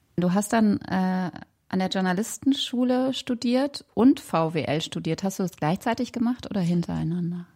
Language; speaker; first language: German; native; German